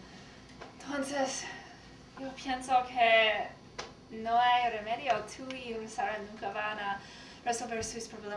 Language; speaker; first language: Spanish; non-native, learner; English